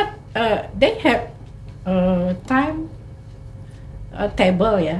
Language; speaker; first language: English; non-native, fluent; Indonesian